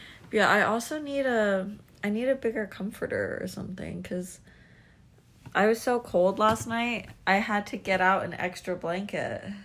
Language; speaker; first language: English; early bilingual, other home language; Chinese